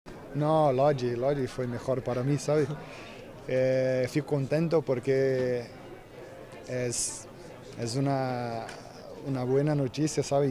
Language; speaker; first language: Spanish; non-native, fluent; Portuguese